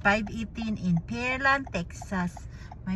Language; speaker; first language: English; non-native, learner; Filipino